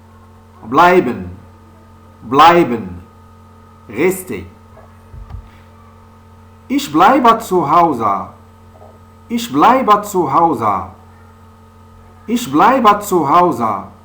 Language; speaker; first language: German; non-native, fluent; French